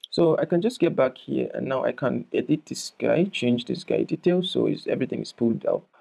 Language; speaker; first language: English; non-native, local second language; Yoruba